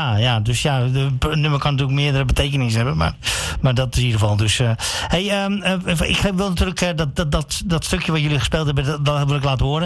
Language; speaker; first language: Dutch; native; Dutch